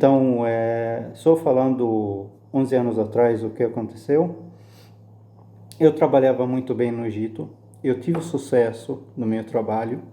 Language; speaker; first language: Portuguese; non-native, fluent; Arabic